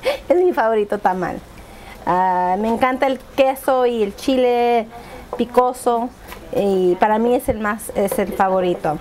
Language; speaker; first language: Spanish; early bilingual, heritage; Spanish